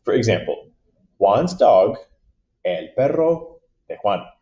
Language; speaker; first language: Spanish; non-native, fluent; English